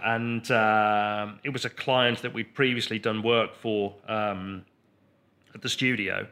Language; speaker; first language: English; native; English